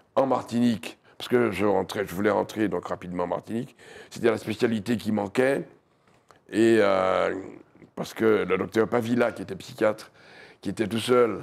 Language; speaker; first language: French; native; French